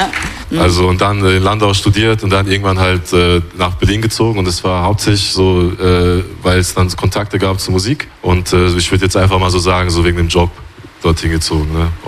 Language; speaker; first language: German; early bilingual, other home language; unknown